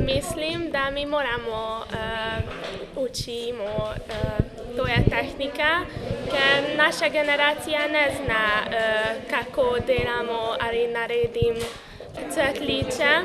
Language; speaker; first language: Slovenian; early bilingual, heritage; Slovenian